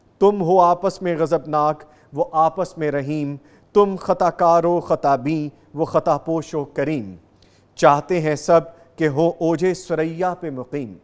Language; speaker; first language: Urdu; native; Urdu